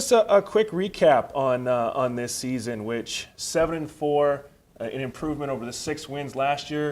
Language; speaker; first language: English; native; English